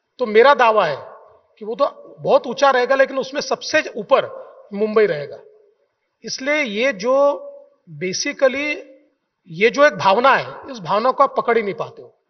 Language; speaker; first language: Hindi; non-native, local second language; Marathi